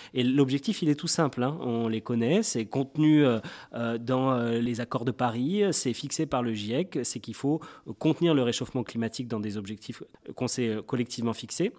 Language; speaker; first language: French; native; French